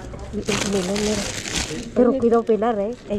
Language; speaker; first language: Spanish; non-native, learner; Filipino